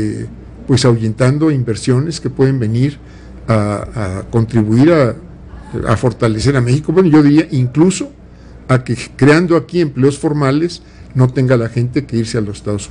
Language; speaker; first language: Spanish; native; Spanish